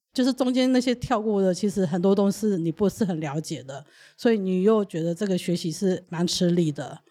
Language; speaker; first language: Chinese; early bilingual, other home language; Burmese